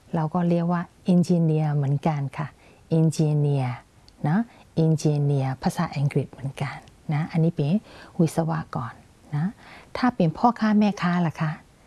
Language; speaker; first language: Thai; non-native, fluent; Burmese